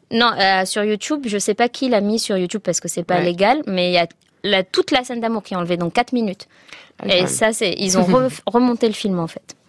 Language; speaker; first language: French; non-native, local second language; Arabic